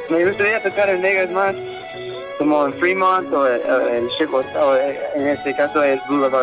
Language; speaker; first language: Spanish; early bilingual, heritage; Spanish